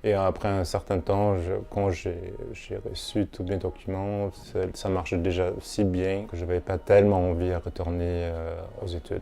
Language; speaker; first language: French; non-native, fluent; German